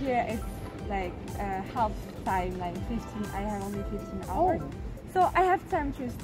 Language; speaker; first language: English; non-native, fluent; French